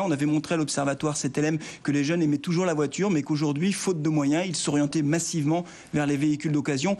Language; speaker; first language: French; native; French